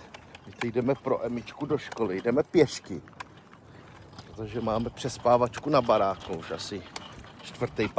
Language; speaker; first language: Czech; native; Czech